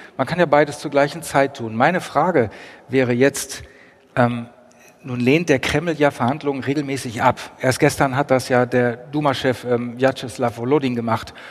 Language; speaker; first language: German; native; German